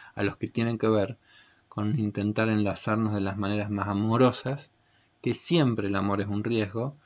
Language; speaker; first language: Spanish; native; Spanish